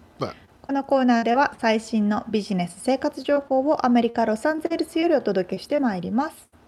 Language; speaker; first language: Japanese; native; Japanese